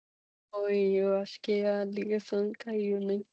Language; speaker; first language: Portuguese; non-native, learner; Spanish